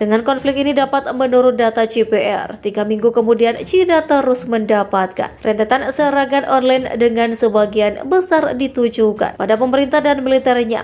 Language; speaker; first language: Indonesian; native; Indonesian